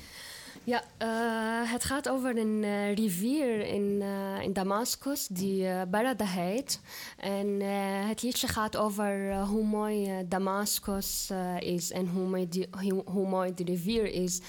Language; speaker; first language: Dutch; non-native, fluent; Arabic